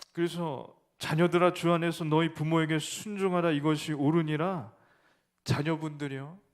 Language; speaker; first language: Korean; native; Korean